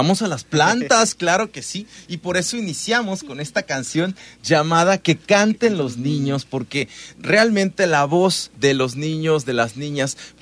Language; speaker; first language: Spanish; native; Spanish